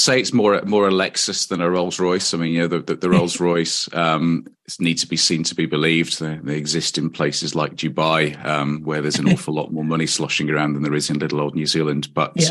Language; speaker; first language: English; native; English